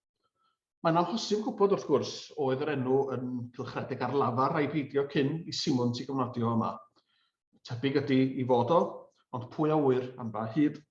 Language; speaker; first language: Welsh; native; Welsh